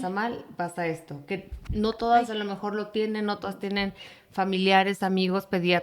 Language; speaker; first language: Spanish; native; Spanish